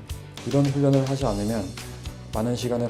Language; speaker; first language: Korean; native; Korean